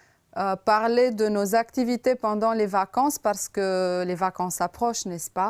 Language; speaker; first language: French; non-native, fluent; Romanian